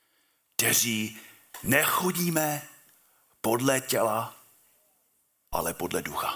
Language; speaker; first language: Czech; non-native, fluent; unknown